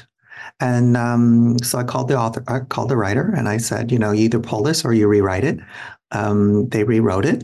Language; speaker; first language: English; native; English